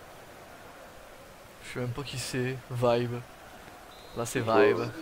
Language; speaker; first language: French; native; French